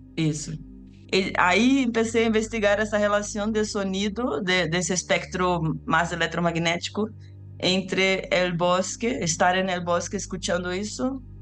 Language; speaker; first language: Spanish; non-native, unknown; Portuguese